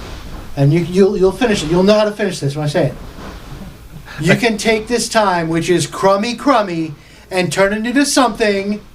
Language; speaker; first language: English; native; English